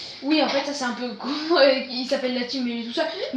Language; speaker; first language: French; native; French